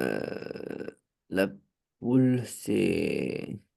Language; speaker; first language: French; non-native, learner; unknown